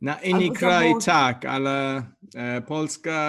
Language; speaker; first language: Polish; non-native, learner; English